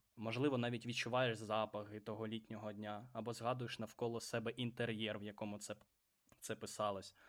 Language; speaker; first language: Ukrainian; non-native, local second language; Russian